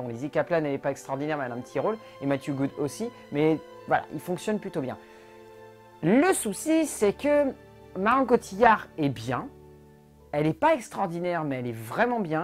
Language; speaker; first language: French; native; French